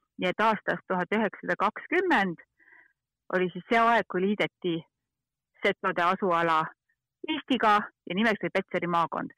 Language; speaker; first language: Estonian; native; Estonian